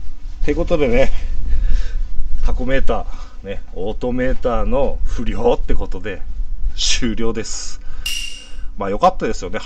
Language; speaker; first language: Japanese; native; Japanese